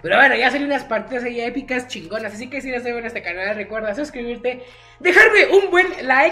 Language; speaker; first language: Spanish; native; Spanish